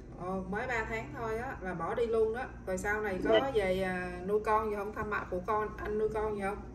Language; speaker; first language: Vietnamese; native; Vietnamese